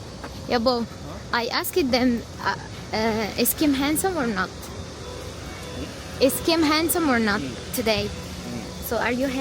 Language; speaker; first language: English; non-native, learner; Arabic